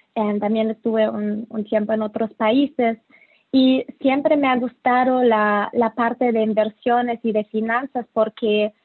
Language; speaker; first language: Spanish; non-native, fluent; German